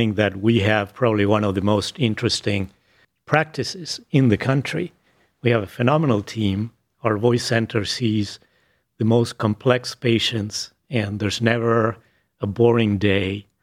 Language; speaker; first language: English; non-native, fluent; Spanish